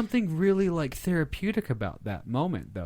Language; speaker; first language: English; native; English